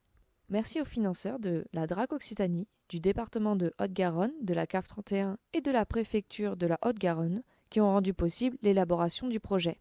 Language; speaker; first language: French; native; French